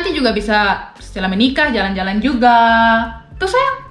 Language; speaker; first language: Indonesian; non-native, local second language; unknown